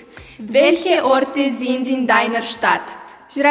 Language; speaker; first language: German; non-native, learner; Romanian